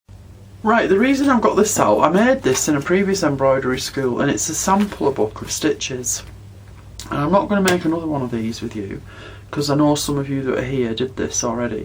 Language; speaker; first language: English; native; English